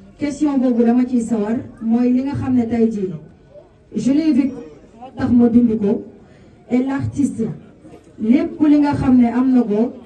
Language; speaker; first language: Wolof; native; Wolof